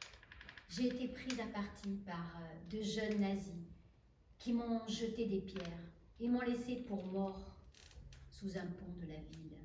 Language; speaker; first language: French; native; French